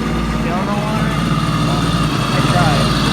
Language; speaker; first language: English; native; English